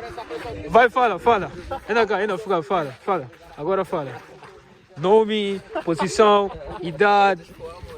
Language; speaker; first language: Portuguese; non-native, learner; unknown